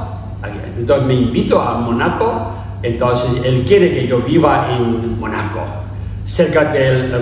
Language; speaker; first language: Spanish; non-native, learner; Tibetan